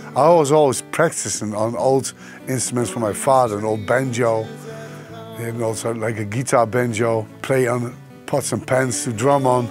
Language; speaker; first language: English; non-native, fluent; Dutch